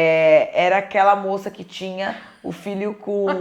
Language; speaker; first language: Portuguese; native; Portuguese